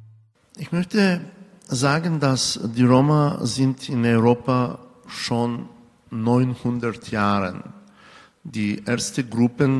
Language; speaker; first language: German; non-native, fluent; Bulgarian